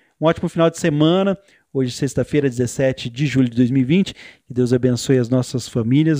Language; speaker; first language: Portuguese; native; Portuguese